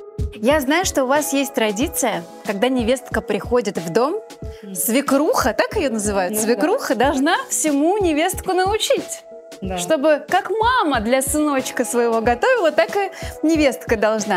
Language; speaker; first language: Russian; native; Russian